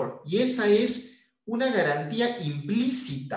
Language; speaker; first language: Spanish; native; Spanish